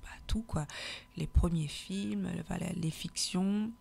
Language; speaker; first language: French; native; French